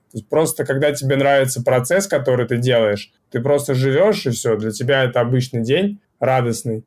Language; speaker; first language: Russian; native; Russian